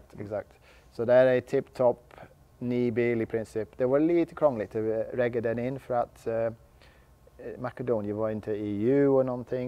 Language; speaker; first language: Swedish; non-native, learner; English